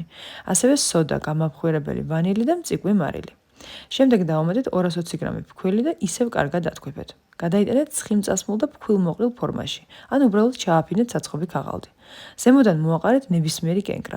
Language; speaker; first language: Georgian; native; Georgian